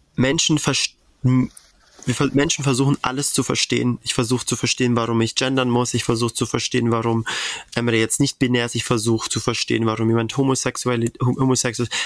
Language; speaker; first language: German; native; German